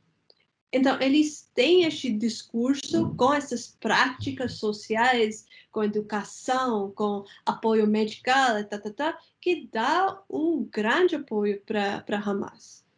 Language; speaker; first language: Portuguese; non-native, fluent; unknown